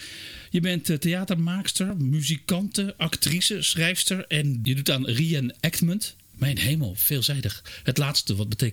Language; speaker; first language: Dutch; native; Dutch